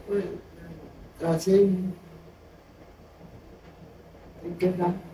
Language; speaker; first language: Spanish; non-native, local second language; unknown